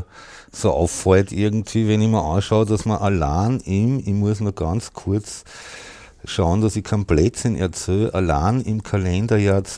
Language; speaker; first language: German; native; German